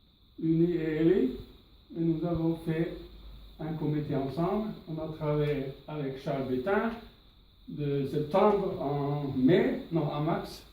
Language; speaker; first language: French; non-native, fluent; Norwegian